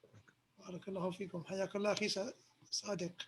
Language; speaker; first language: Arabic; non-native, fluent; English